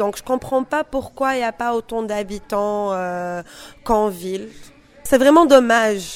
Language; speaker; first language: French; non-native, local second language; Arabic